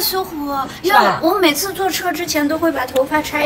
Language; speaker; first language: Chinese; native; Chinese